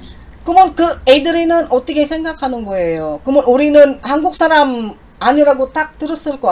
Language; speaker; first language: Korean; non-native, learner; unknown